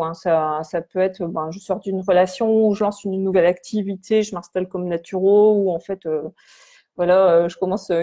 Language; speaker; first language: French; native; French